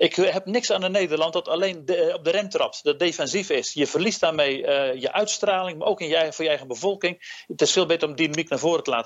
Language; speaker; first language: Dutch; native; Dutch